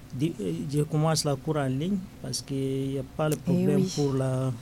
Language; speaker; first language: French; non-native, learner; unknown